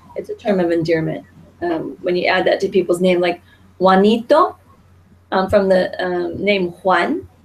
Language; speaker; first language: English; native; English